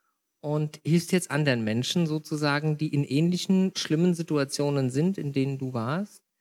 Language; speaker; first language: German; native; German